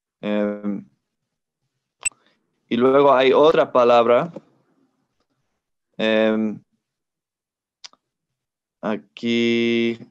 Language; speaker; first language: Spanish; non-native, fluent; English